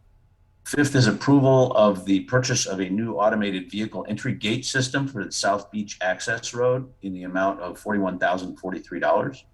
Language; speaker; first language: English; native; English